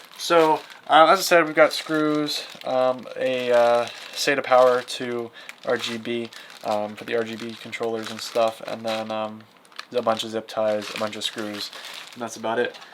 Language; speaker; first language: English; native; English